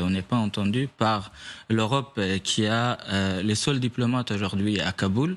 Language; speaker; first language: French; non-native, fluent; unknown